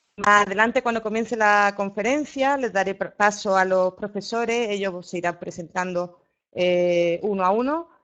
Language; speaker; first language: Spanish; native; Spanish